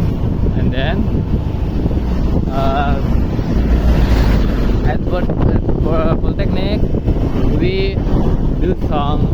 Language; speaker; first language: English; non-native, learner; Indonesian